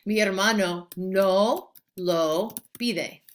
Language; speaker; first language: Spanish; non-native, fluent; English